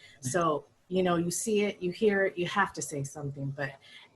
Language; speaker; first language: English; native; English